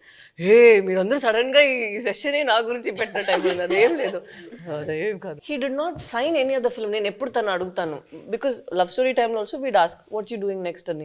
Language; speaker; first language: Telugu; non-native, fluent; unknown